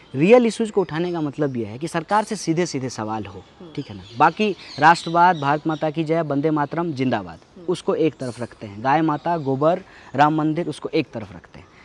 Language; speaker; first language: Hindi; native; Hindi